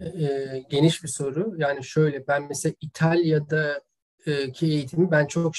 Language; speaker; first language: Turkish; native; Turkish